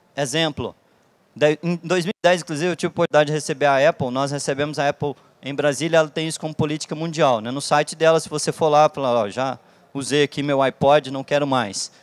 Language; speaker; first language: Portuguese; native; Portuguese